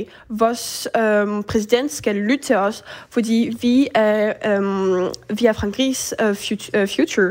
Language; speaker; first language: Danish; early bilingual, heritage; Danish